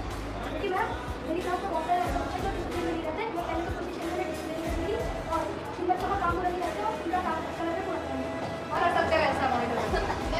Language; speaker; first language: Hindi; native; Hindi